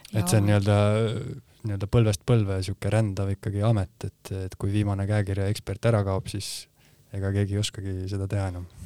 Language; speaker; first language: Estonian; native; Estonian